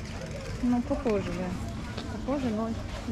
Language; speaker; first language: Russian; native; Russian